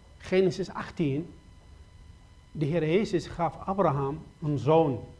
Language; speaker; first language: Dutch; non-native, fluent; Kurdish